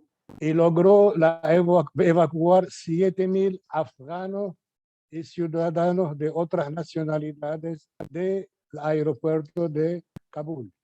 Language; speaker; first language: Spanish; non-native, fluent; Arabic